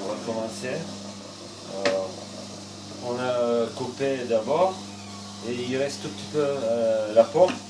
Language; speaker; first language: French; non-native, fluent; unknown